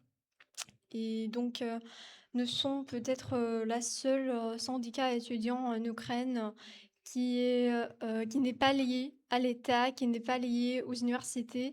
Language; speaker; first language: French; non-native, fluent; Ukrainian